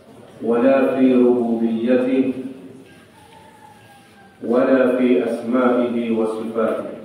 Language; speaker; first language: Arabic; non-native, fluent; Swahili